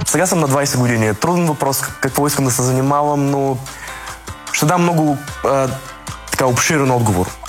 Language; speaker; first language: Bulgarian; early bilingual, other home language; Russian